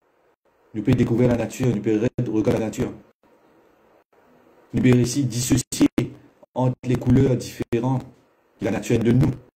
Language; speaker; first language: French; non-native, local second language; Morisyen